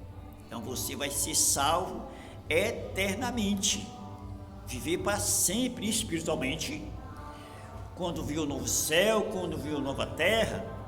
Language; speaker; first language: Portuguese; native; Portuguese